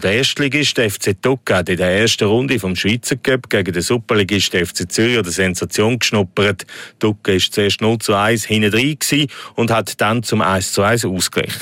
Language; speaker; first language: German; native; German